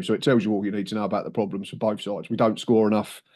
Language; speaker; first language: English; native; English